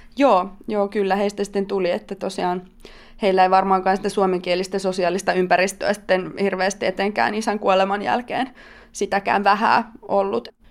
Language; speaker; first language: Finnish; native; Finnish